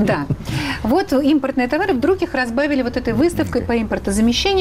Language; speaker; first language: Russian; native; Russian